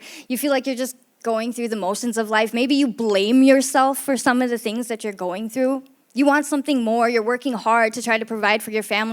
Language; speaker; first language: English; native; English